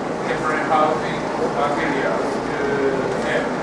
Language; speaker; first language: English; non-native, learner; Japanese